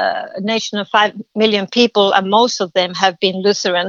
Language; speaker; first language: English; non-native, fluent; Finnish